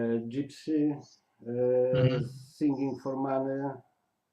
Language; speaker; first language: English; non-native, learner; Polish